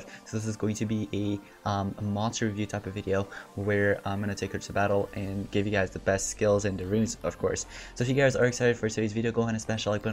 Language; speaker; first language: English; native; English